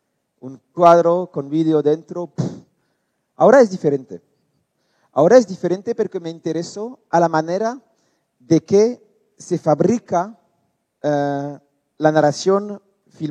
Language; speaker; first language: Spanish; non-native, learner; French